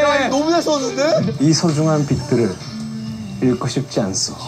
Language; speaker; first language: Korean; native; Korean